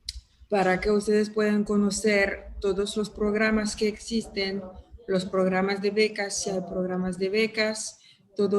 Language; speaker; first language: Spanish; non-native, fluent; French